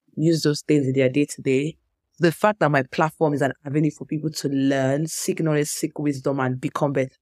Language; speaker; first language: English; non-native, local second language; Yoruba